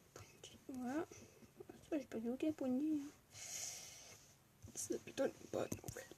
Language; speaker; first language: French; native; French